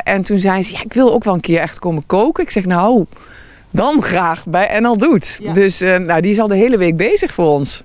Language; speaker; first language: Dutch; native; Dutch